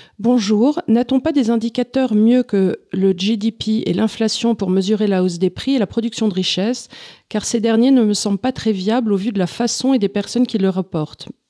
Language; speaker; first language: French; native; French